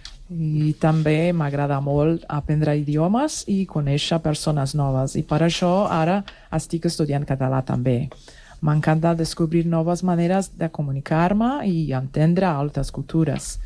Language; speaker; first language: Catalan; non-native, learner; Portuguese